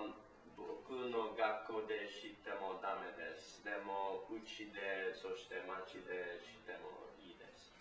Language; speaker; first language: Japanese; non-native, learner; English